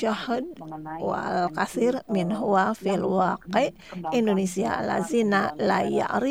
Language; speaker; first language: Arabic; non-native, fluent; Indonesian